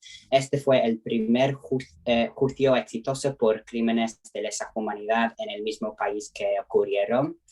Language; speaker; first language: Spanish; non-native, learner; English